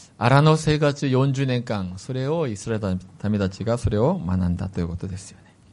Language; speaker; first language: Japanese; non-native, fluent; Korean